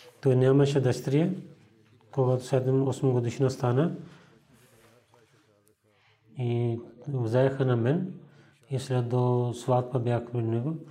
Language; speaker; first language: Bulgarian; non-native, learner; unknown